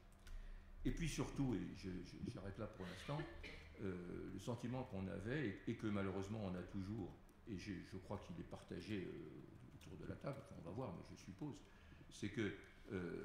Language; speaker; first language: French; native; French